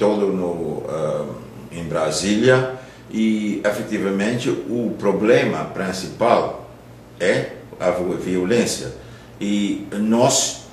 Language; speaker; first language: Portuguese; non-native, fluent; Dutch